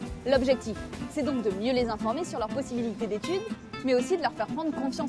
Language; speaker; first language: French; native; French